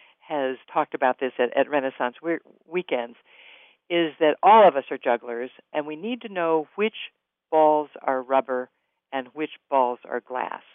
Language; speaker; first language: English; native; English